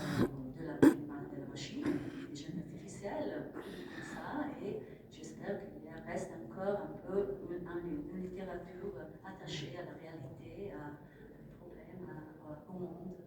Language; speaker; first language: French; non-native, fluent; Italian